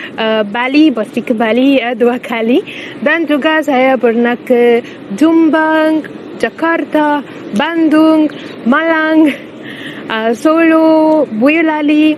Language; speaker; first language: Indonesian; non-native, fluent; Arabic